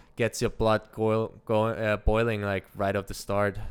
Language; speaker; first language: English; early bilingual, other home language; German